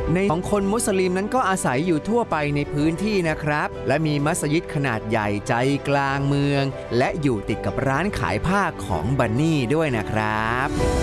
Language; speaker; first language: Thai; native; Thai